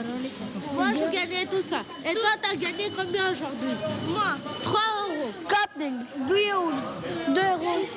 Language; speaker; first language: French; early bilingual, other home language; Romanian